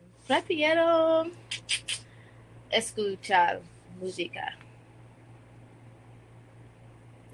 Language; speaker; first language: Spanish; non-native, learner; English